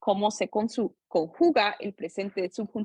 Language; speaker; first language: Spanish; non-native, fluent; English